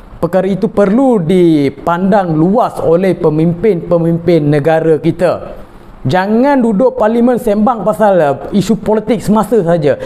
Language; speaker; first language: Malay; non-native, local second language; Tamil